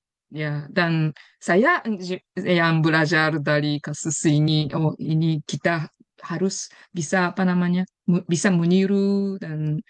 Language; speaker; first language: Indonesian; non-native, fluent; Japanese